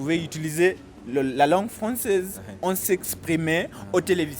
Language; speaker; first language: French; non-native, fluent; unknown